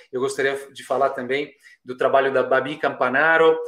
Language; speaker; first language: Portuguese; non-native, fluent; Italian